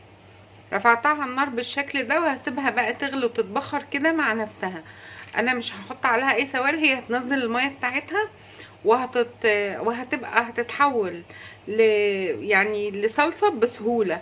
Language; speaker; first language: Arabic; native; Arabic